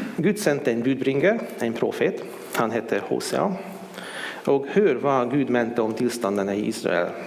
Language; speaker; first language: Swedish; non-native, fluent; Hungarian